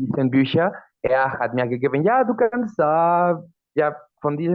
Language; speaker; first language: German; non-native, learner; Spanish